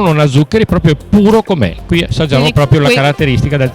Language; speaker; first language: Italian; native; Italian